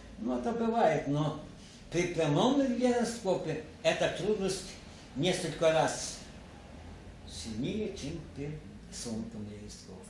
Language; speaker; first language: Russian; non-native, local second language; Ukrainian